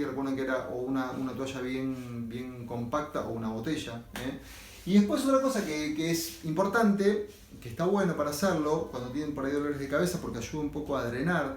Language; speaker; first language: Spanish; native; Spanish